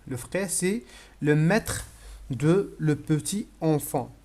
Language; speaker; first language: French; non-native, local second language; Arabic